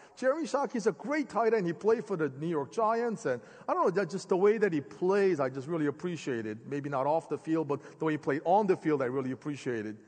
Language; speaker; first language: English; native; English